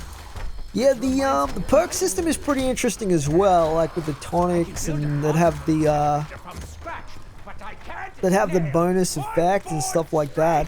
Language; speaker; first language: English; native; English